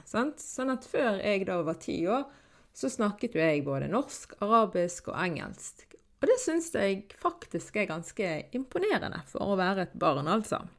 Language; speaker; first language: Norwegian; early bilingual, other home language; Arabic